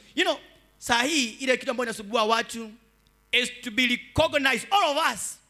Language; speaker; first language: English; non-native, local second language; Swahili